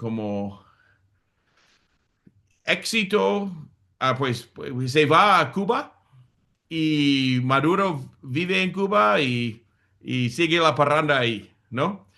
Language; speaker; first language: Spanish; non-native, fluent; English